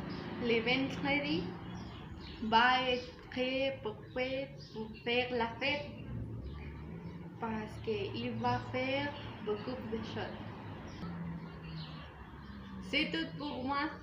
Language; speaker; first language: French; non-native, learner; Spanish